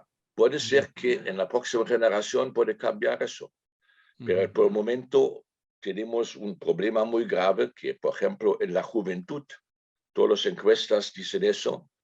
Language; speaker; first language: Spanish; non-native, fluent; German